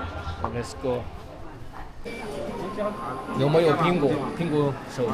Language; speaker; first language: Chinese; non-native, learner; Amharic